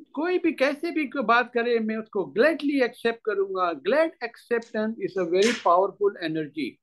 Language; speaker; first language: Hindi; native; Hindi